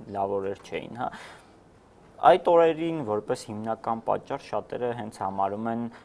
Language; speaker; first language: Armenian; native; Armenian